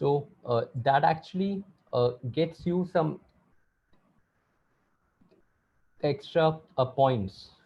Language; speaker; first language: English; non-native, local second language; Hindi